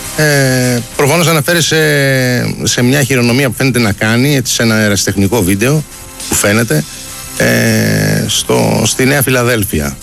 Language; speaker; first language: Greek; native; Greek